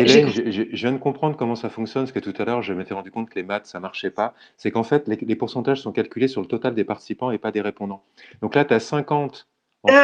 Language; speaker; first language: French; native; French